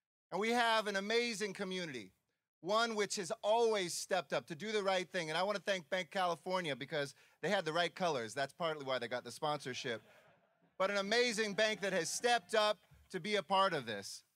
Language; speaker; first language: English; native; English